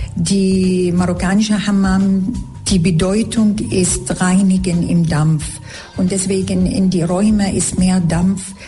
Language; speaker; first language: German; non-native, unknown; Arabic